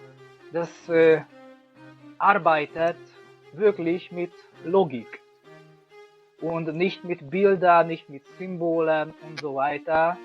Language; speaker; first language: German; non-native, learner; Hungarian